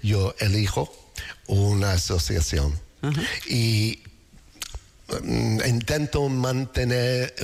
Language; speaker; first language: Spanish; non-native, learner; English